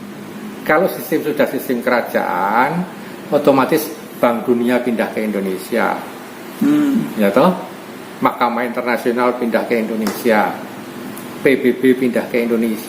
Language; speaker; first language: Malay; non-native, local second language; Javanese